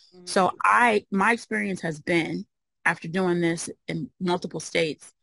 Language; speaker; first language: English; native; English